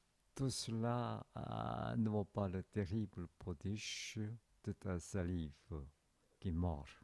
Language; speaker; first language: French; non-native, learner; Korean